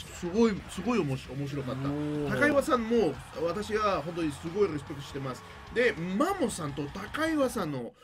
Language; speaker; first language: Japanese; non-native, learner; Spanish